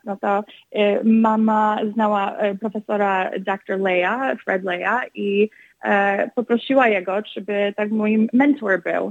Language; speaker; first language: Polish; early bilingual, other home language; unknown